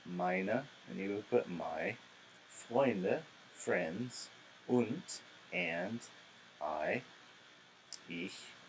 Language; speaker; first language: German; non-native, fluent; English